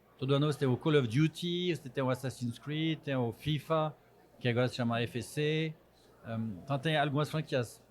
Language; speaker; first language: Portuguese; non-native, fluent; French